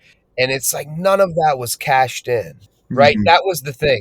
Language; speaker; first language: English; native; English